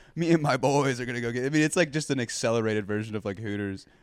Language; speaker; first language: English; native; English